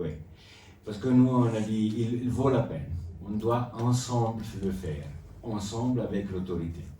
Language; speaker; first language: French; non-native, local second language; Italian